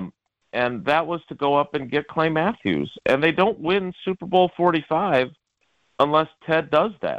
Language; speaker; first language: English; native; English